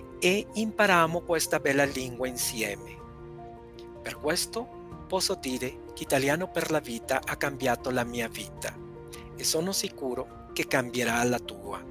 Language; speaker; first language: Italian; non-native, learner; Spanish